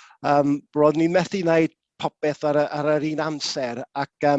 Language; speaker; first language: Welsh; non-native, local second language; English